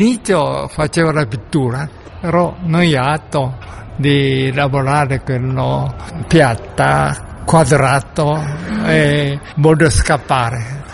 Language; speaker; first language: Italian; non-native, learner; Japanese